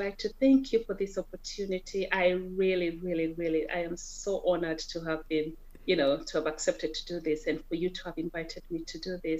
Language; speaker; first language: English; non-native, local second language; Kikuyu